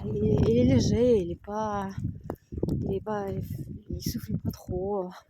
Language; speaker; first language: French; non-native, fluent; Russian